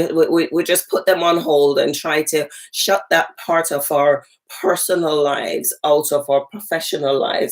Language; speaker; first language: English; native; English